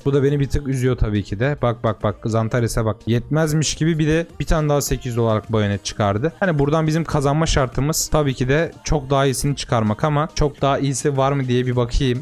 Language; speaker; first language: Turkish; native; Turkish